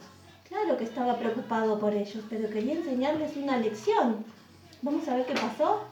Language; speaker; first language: Spanish; native; Spanish